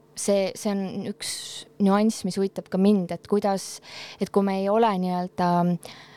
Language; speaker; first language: Estonian; native; Estonian